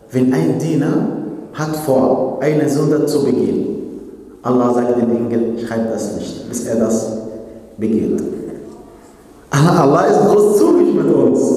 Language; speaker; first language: German; non-native, fluent; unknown